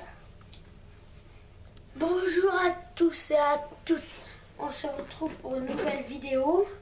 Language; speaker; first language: French; native; French